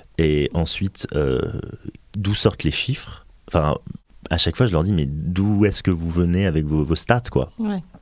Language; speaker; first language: French; native; French